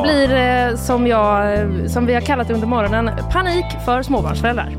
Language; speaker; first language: Swedish; native; Swedish